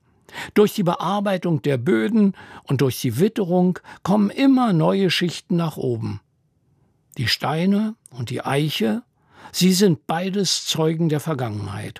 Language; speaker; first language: German; native; German